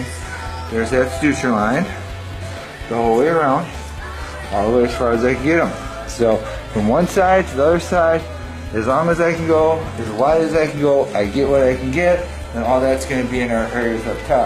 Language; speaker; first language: English; native; English